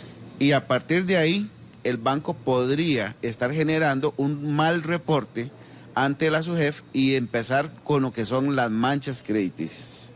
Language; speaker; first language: Spanish; native; Spanish